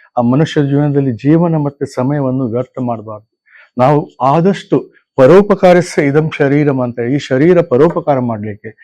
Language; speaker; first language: Kannada; non-native, local second language; Konkani